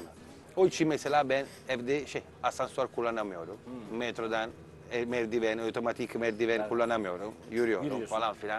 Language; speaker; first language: Turkish; non-native, learner; Italian